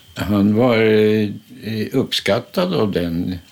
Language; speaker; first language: Swedish; early bilingual, other home language; German